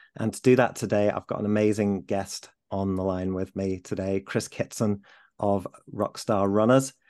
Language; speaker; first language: English; native; English